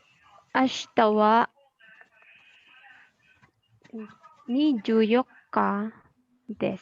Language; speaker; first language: Japanese; non-native, learner; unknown